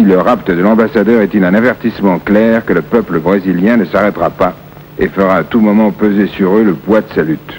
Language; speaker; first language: French; native; French